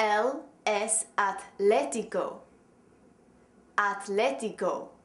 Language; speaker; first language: Spanish; non-native, fluent; English